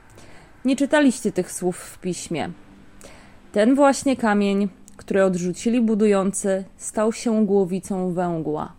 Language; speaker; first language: Polish; native; Polish